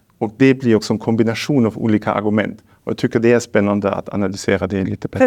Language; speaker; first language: Swedish; non-native, fluent; German